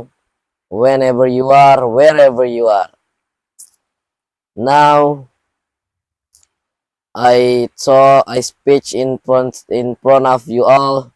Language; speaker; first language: English; non-native, learner; Indonesian